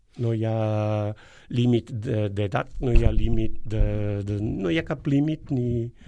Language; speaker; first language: Catalan; non-native, fluent; Dutch